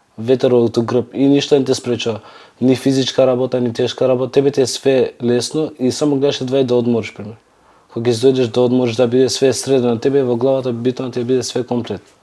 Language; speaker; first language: Macedonian; non-native, local second language; Turkish